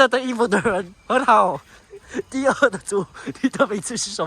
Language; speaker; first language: Chinese; non-native, local second language; English